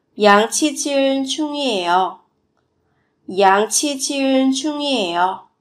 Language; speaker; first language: Korean; non-native, fluent; Vietnamese